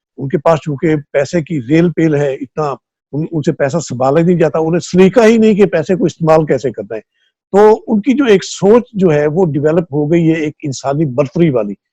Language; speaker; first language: Urdu; non-native, local second language; Punjabi